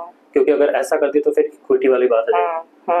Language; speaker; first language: Hindi; native; Hindi